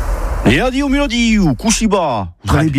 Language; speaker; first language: French; native; French